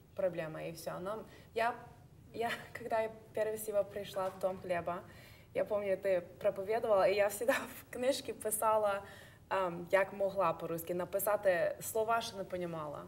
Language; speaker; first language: Russian; early bilingual, heritage; Russian